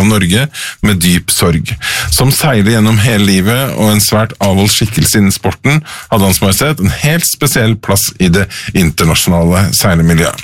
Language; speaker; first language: Norwegian; native; Norwegian